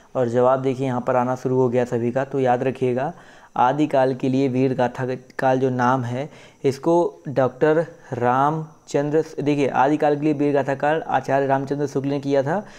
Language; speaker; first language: Hindi; native; Hindi